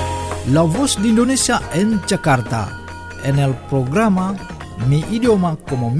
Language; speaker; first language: Spanish; non-native, fluent; Indonesian